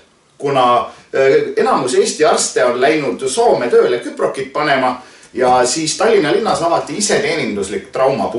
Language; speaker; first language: Estonian; native; Estonian